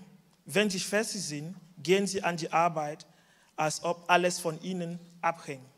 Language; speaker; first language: German; non-native, fluent; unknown